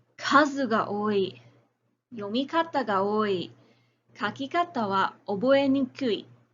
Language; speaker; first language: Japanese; non-native, fluent; English